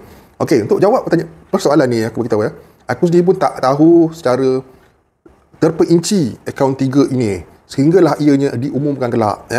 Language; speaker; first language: Malay; native; Malay